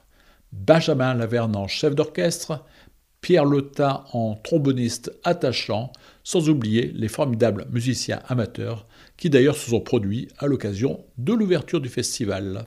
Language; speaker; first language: French; native; French